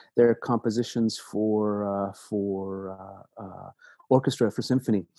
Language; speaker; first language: English; native; English